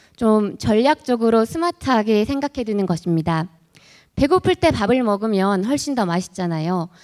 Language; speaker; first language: Korean; native; Korean